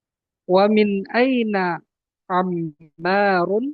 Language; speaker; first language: Arabic; non-native, fluent; Indonesian